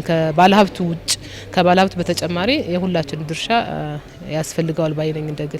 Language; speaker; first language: Amharic; native; Amharic